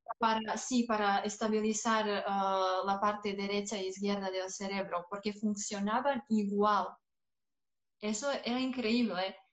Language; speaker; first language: Spanish; non-native, fluent; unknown